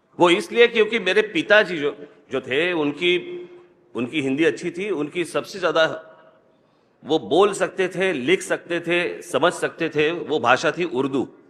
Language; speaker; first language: Hindi; non-native, local second language; Marathi